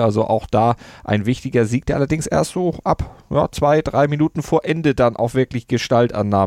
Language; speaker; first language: German; native; German